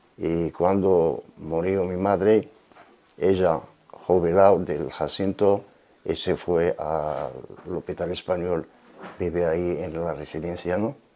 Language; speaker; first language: Spanish; non-native, learner; Arabic